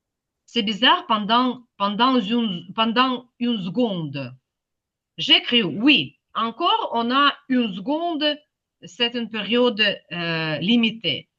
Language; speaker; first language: French; non-native, fluent; Ukrainian